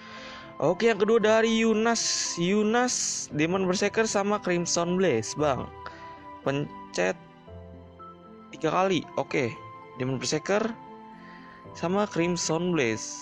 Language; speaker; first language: Indonesian; native; Indonesian